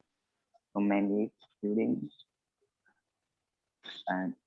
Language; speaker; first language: English; non-native, learner; Vietnamese